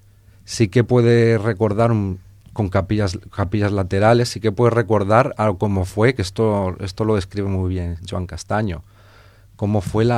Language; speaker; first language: Spanish; native; Spanish